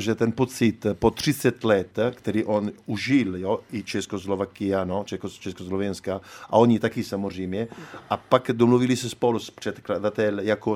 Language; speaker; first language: Czech; non-native, learner; Italian